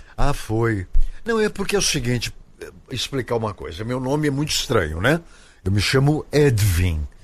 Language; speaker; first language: Portuguese; native; Portuguese